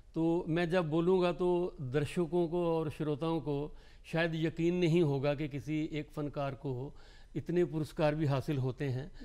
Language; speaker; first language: Hindi; non-native, local second language; Punjabi